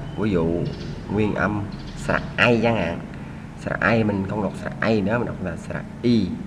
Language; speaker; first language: Vietnamese; non-native, local second language; Khmer